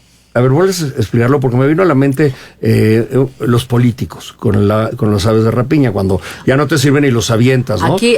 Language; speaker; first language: Spanish; native; Spanish